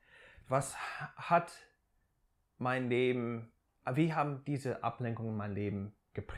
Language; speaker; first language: German; non-native, fluent; English